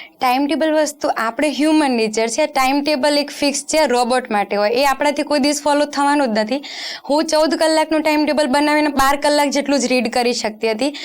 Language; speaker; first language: Gujarati; non-native, local second language; Rajasthani